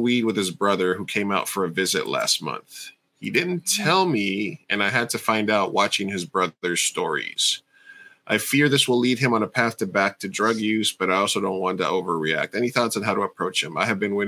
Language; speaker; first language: English; native; English